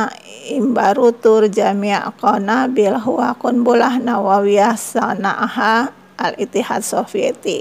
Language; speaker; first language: Arabic; non-native, fluent; Indonesian